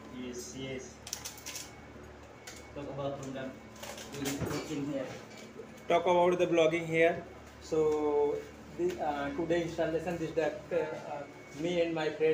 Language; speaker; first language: English; non-native, learner; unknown